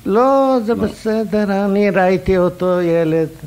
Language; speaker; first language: Hebrew; non-native, fluent; Arabic